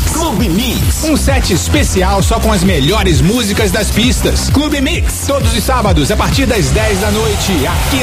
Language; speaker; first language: Portuguese; native; Portuguese